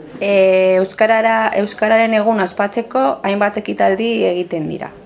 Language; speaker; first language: Basque; non-native, local second language; Spanish